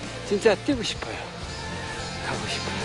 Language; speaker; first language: Korean; native; Korean